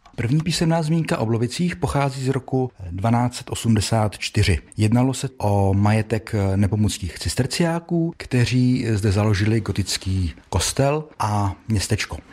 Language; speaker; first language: Czech; native; Czech